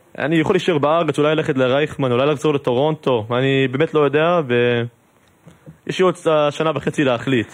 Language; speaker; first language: Hebrew; non-native, fluent; English